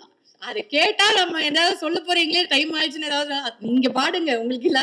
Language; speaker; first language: Tamil; native; Tamil